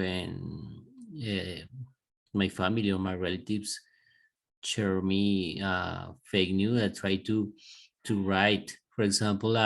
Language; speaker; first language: English; non-native, learner; Spanish